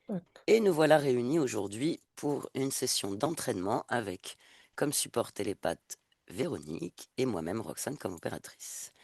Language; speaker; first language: French; native; French